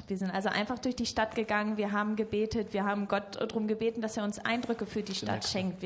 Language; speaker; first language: German; native; German